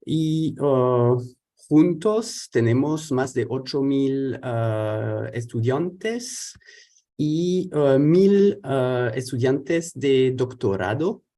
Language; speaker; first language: Spanish; non-native, fluent; French